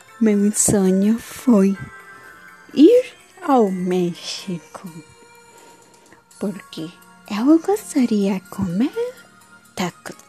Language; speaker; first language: Portuguese; non-native, learner; Spanish